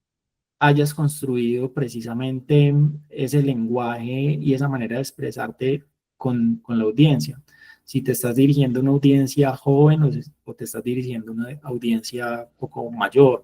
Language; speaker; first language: Spanish; native; Spanish